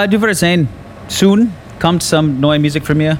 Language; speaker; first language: German; non-native, learner; English